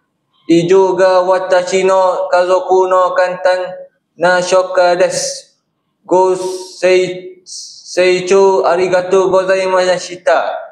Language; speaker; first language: Japanese; non-native, learner; Malay